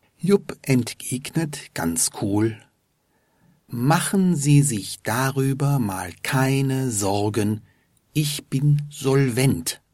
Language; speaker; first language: German; native; German